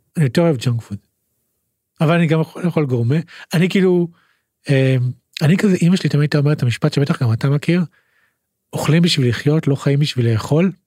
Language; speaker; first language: Hebrew; native; Hebrew